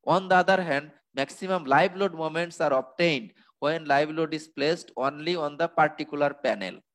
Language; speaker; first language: English; non-native, local second language; Bangla